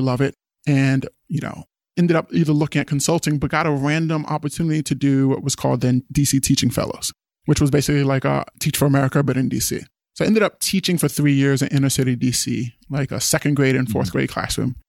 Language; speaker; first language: English; native; English